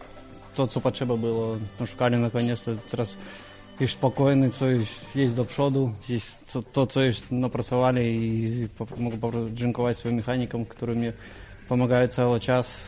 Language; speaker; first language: Polish; non-native, learner; Russian